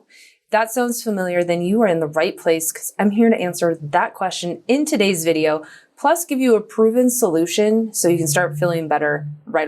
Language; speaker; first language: English; native; English